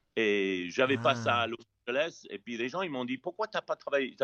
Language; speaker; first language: French; non-native, fluent; English